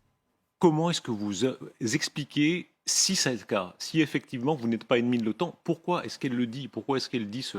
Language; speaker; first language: French; native; French